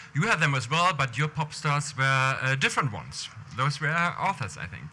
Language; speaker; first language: English; non-native, fluent; German